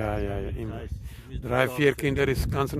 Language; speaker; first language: German; non-native, learner; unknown